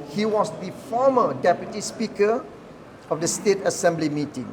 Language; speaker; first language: English; non-native, local second language; Malay